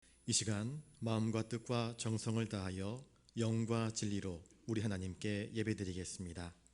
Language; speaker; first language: Korean; native; Korean